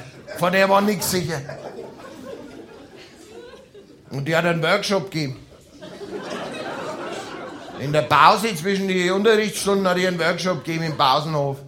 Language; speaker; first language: German; native; German